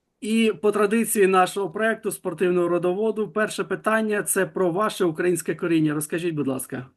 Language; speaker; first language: Ukrainian; native; Ukrainian